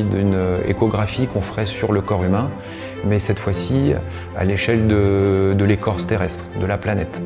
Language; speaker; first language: French; native; French